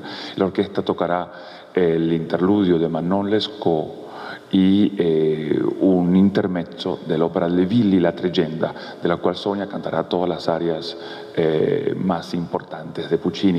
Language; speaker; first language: Spanish; native; Spanish